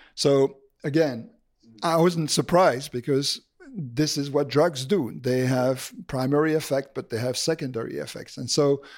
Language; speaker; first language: English; non-native, fluent; French